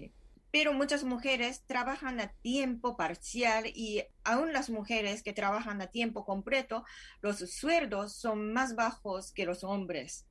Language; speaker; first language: Spanish; non-native, fluent; Japanese